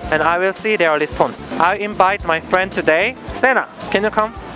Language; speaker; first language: English; non-native, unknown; Korean